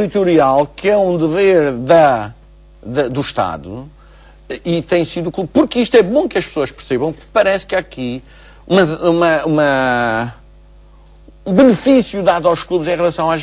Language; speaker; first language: Portuguese; native; Portuguese